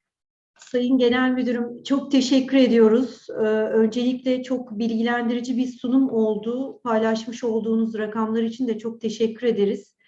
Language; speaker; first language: Turkish; native; Turkish